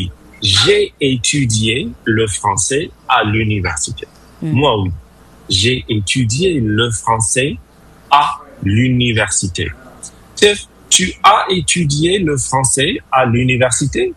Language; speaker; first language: French; non-native, fluent; English